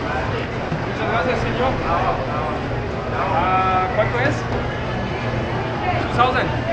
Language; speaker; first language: Spanish; non-native, learner; German